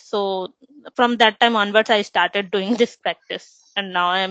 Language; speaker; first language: English; non-native, local second language; Hindi